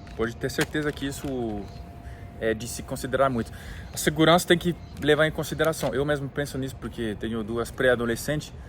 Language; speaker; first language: Portuguese; non-native, fluent; French